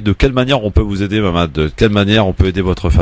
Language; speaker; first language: French; native; French